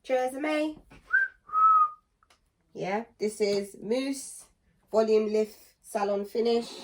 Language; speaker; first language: English; native; English